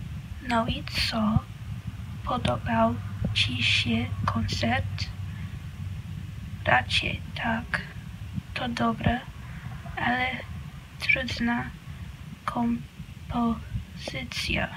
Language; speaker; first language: Polish; non-native, learner; English